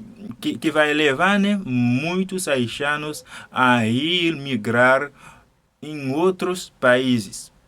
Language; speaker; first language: Portuguese; non-native, fluent; Haitian Creole